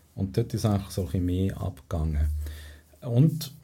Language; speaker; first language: German; non-native, fluent; Spanish